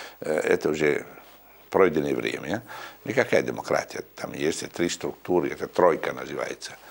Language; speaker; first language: Russian; non-native, fluent; Italian